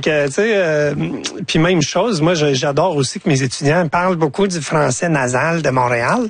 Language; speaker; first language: French; native; French